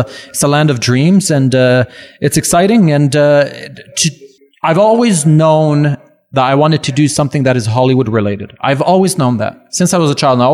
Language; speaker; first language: English; non-native, fluent; French